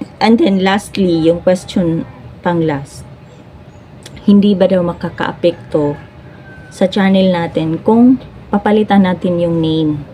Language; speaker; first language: Filipino; non-native, local second language; Cebuano